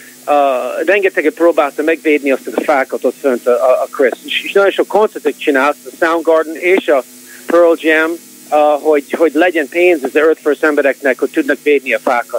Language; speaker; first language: Hungarian; early bilingual, heritage; Hungarian